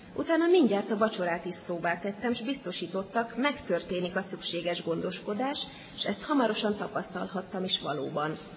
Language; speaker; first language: Hungarian; native; Hungarian